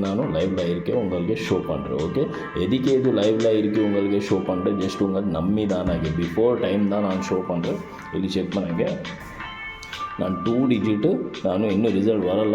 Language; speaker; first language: Tamil; non-native, learner; Kannada